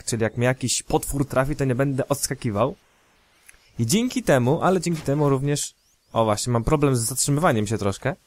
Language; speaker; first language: Polish; native; Polish